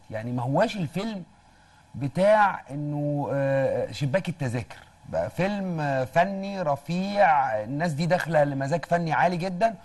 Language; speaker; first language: Egyptian Arabic; native; Egyptian Arabic